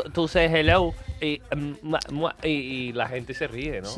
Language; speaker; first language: Spanish; non-native, learner; English